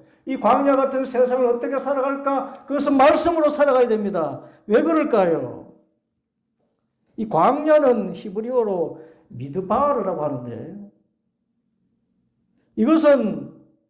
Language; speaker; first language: Korean; native; Korean